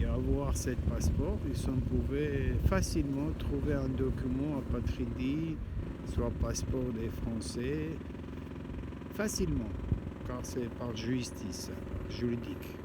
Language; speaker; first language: French; non-native, learner; Armenian